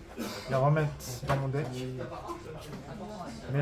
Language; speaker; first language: French; native; French